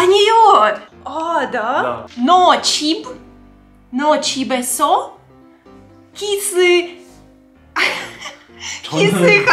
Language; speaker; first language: Korean; non-native, learner; Russian